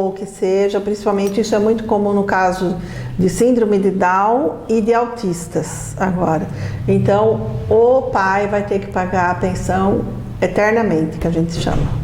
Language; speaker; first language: Portuguese; native; Portuguese